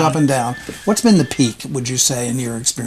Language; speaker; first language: English; native; English